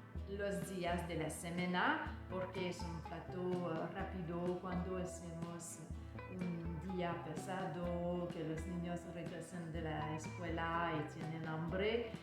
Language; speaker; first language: Spanish; non-native, learner; French